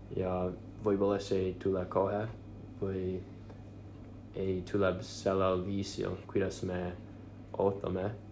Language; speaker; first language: Estonian; non-native, fluent; English